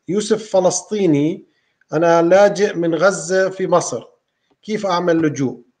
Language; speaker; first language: Arabic; native; Arabic